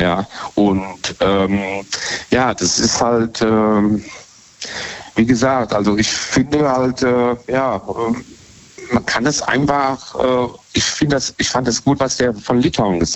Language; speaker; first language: German; native; German